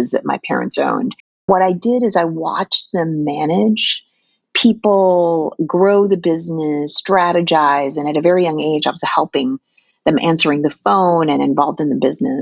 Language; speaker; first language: English; non-native, local second language; Filipino